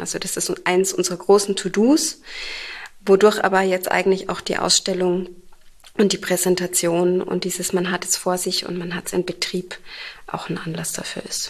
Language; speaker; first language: German; native; German